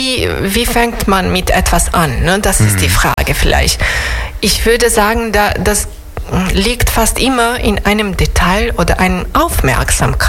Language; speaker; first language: German; non-native, fluent; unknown